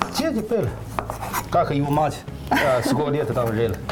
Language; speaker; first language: Russian; non-native, learner; Chinese